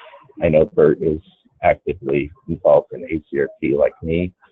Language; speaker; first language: English; native; English